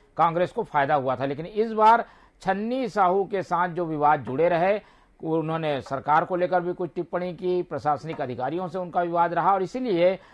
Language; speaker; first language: Hindi; native; Hindi